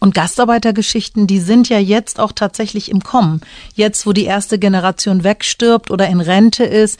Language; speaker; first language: German; early bilingual, other home language; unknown